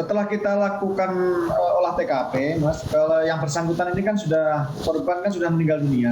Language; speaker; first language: Indonesian; native; Indonesian